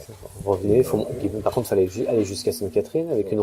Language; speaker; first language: French; native; French